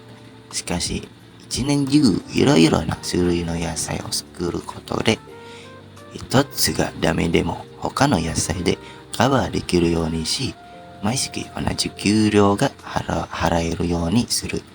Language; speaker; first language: Japanese; non-native, learner; Indonesian